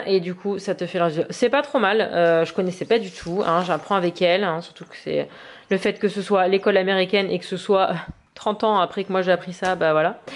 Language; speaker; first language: French; native; French